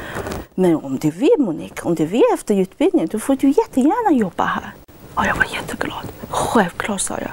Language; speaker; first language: Swedish; non-native, fluent; Chinese